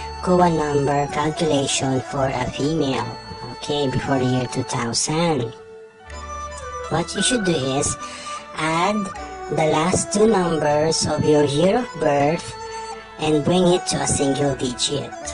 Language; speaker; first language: English; non-native, local second language; Filipino